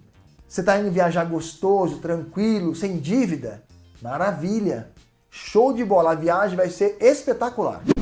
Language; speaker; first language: Portuguese; native; Portuguese